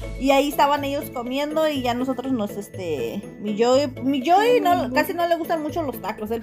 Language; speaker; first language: Spanish; native; Spanish